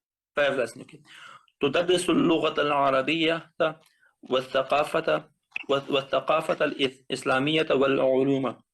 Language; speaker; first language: Arabic; non-native, learner; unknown